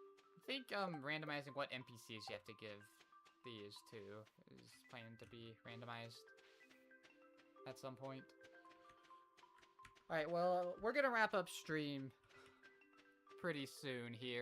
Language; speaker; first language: English; native; English